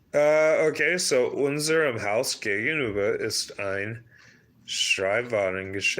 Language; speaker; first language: German; non-native, learner; English